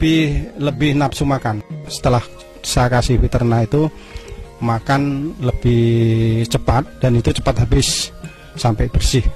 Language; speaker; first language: Indonesian; non-native, local second language; Javanese